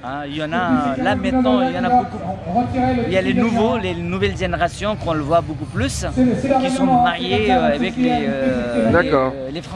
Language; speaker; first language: French; non-native, fluent; Nepali